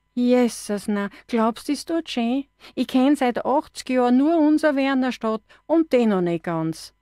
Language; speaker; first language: German; native; German